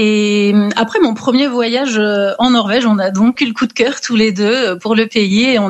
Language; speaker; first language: French; native; French